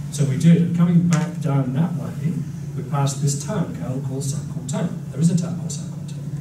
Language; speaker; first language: English; native; English